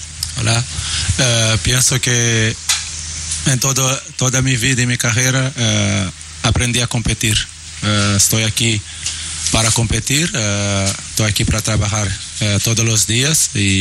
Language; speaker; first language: Spanish; non-native, learner; Portuguese